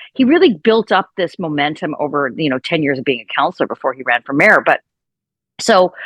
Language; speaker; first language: English; native; English